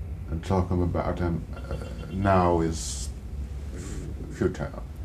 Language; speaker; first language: English; non-native, fluent; Dutch